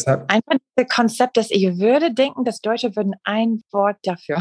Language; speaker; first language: German; non-native, fluent; English